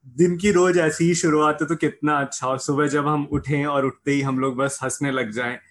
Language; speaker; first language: Hindi; native; Hindi